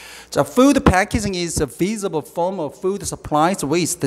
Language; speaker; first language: English; non-native, fluent; Korean